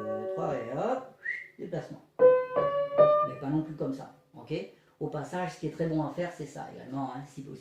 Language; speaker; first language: French; native; French